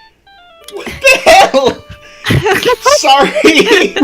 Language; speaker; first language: English; native; English